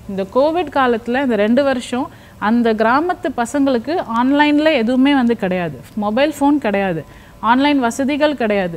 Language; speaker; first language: Tamil; native; Tamil